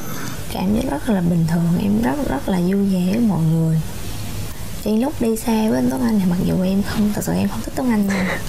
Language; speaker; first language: Vietnamese; native; Vietnamese